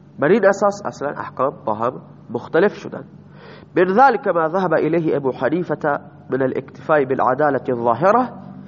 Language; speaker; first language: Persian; non-native, local second language; Baluchi